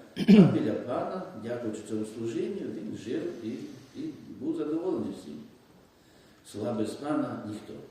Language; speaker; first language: Ukrainian; native; Ukrainian